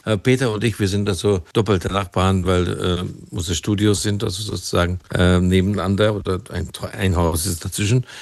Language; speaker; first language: German; non-native, fluent; Hungarian